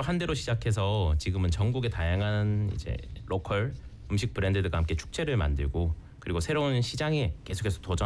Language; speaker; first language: Korean; native; Korean